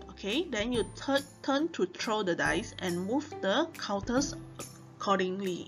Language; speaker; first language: English; non-native, local second language; Chinese